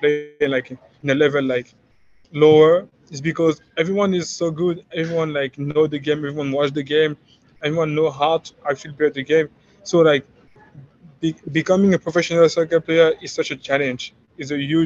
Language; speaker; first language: English; non-native, fluent; French